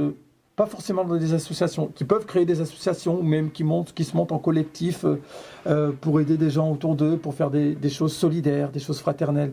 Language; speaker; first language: French; native; French